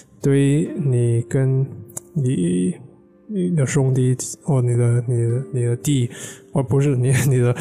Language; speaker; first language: Chinese; non-native, fluent; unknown